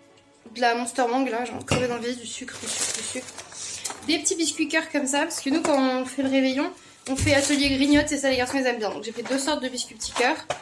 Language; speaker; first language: French; native; French